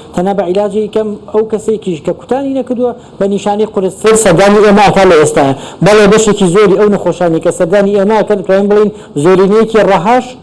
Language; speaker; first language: Central Kurdish; native; Central Kurdish